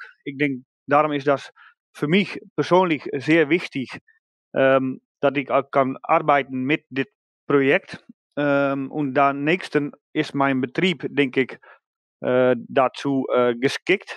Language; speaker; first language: German; non-native, learner; Dutch